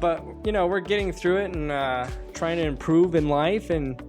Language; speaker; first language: English; native; English